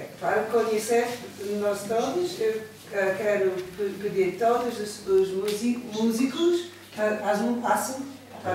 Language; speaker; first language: Portuguese; non-native, learner; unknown